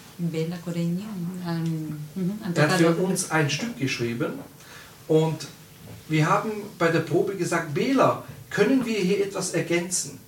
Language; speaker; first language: German; non-native, fluent; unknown